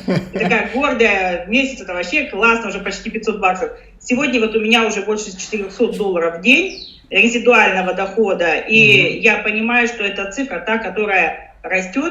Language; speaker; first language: Russian; native; Russian